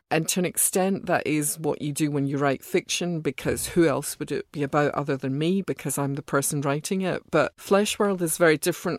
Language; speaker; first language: English; native; English